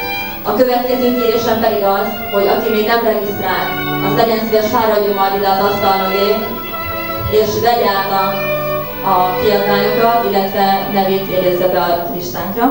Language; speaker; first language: Hungarian; native; Hungarian